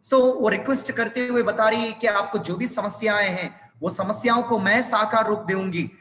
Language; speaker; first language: Hindi; non-native, local second language; Telugu